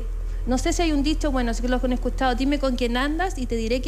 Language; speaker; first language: Spanish; native; Spanish